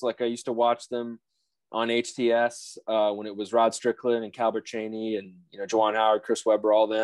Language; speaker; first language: English; native; English